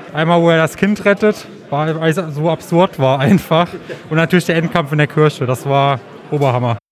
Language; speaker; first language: German; native; German